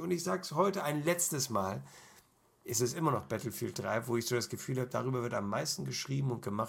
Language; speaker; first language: German; native; German